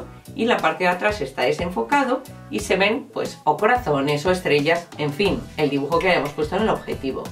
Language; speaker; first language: Spanish; native; Spanish